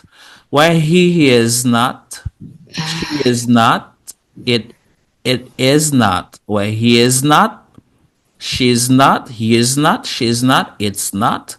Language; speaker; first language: English; non-native, fluent; Haitian Creole